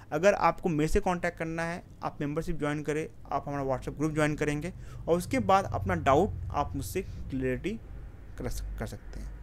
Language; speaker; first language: Hindi; native; Hindi